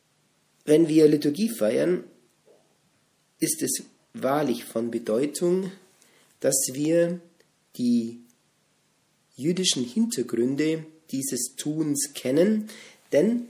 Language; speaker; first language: German; native; German